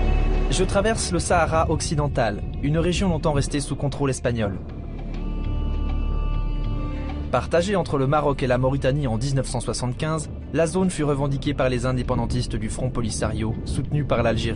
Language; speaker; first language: French; native; French